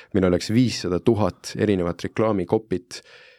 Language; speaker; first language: Estonian; non-native, fluent; Italian